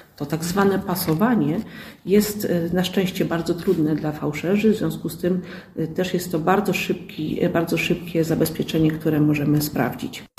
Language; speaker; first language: Polish; native; Polish